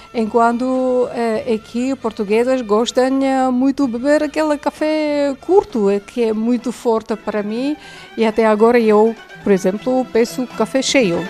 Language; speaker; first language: Portuguese; non-native, fluent; Armenian